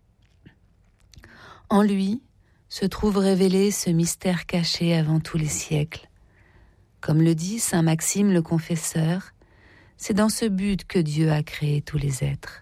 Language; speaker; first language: French; native; French